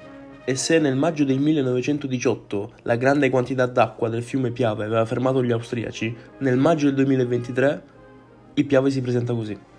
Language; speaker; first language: Italian; native; Italian